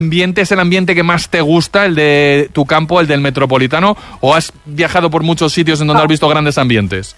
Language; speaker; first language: Spanish; native; Spanish